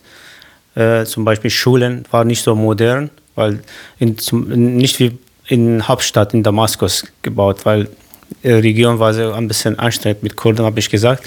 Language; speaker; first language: German; non-native, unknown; Kurdish